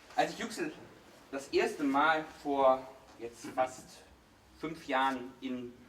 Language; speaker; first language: German; native; German